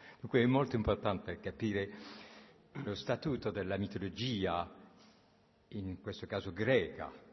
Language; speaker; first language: Italian; non-native, fluent; French